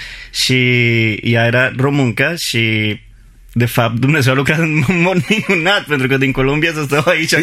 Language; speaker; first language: Romanian; non-native, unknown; Spanish